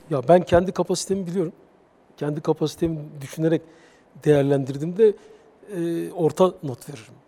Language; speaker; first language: Turkish; native; Turkish